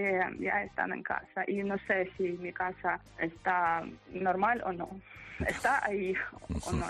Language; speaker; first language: Spanish; non-native, fluent; Ukrainian